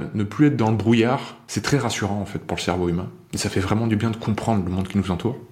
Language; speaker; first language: French; native; French